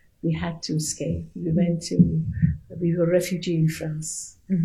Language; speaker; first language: English; non-native, fluent; Persian